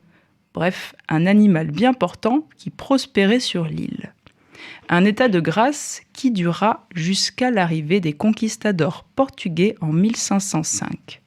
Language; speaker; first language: French; native; French